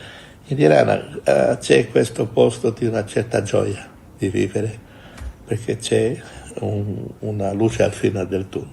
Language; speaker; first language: Italian; non-native, fluent; Portuguese